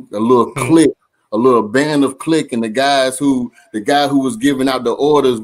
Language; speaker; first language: English; native; English